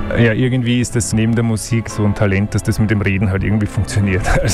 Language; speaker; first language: German; native; German